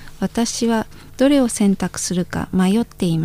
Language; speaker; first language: Japanese; non-native, learner; Indonesian